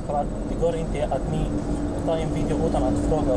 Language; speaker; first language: Swedish; non-native, learner; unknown